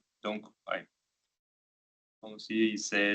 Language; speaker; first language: French; non-native, local second language; Dutch